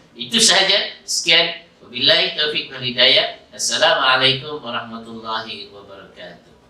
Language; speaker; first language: Malay; native; Malay